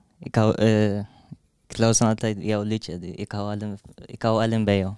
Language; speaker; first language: Dutch; non-native, learner; Tigrinya